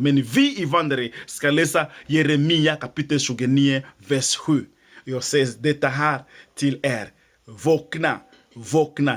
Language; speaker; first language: Swedish; non-native, fluent; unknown